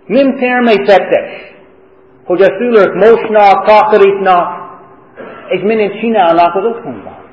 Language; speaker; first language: Hungarian; non-native, fluent; English